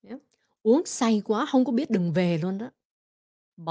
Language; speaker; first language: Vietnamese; early bilingual, heritage; Vietnamese